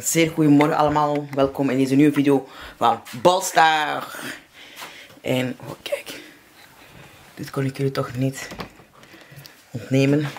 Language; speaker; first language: Dutch; native; Dutch